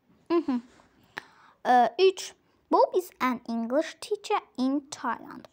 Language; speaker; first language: English; non-native, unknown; Azerbaijani